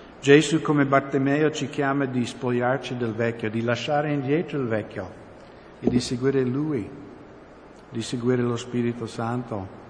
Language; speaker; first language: Italian; non-native, fluent; English